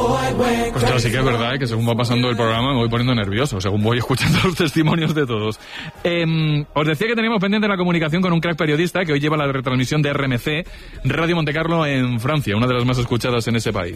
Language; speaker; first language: Spanish; native; Spanish